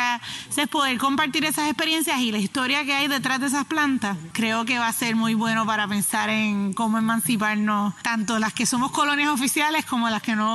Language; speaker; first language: Spanish; native; Spanish